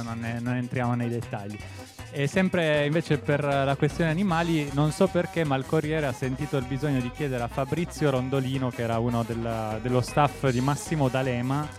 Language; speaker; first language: Italian; native; Italian